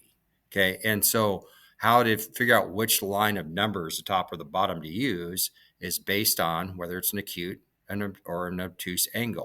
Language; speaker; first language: English; native; English